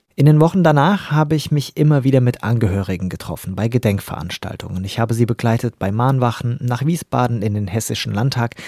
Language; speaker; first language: German; native; German